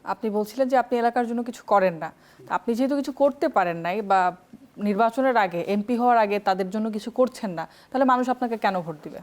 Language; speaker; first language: Bangla; native; Bangla